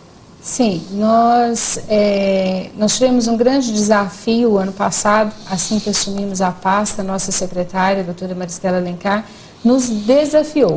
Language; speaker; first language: Portuguese; native; Portuguese